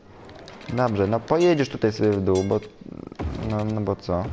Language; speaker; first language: Polish; native; Polish